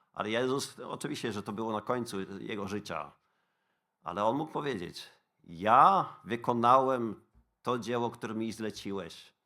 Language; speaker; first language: Polish; non-native, fluent; Dutch